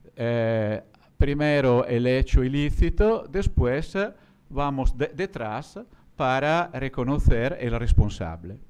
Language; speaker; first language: Spanish; non-native, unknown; Italian